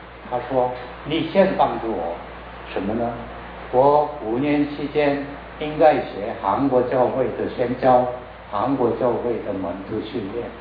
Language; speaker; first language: Chinese; non-native, learner; Korean